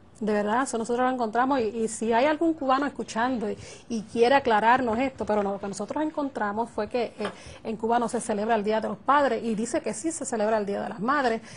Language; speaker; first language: Spanish; native; Spanish